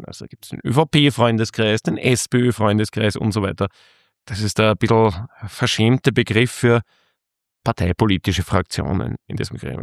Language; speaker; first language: German; native; German